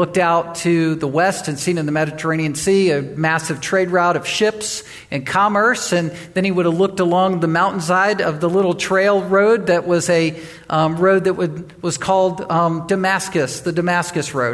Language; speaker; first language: English; native; English